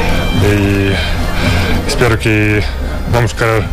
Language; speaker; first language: Portuguese; non-native, learner; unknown